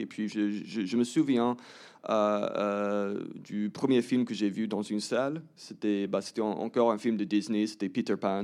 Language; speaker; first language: French; early bilingual, heritage; English